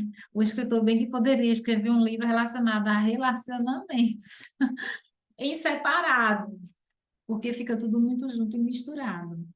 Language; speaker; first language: Portuguese; native; Portuguese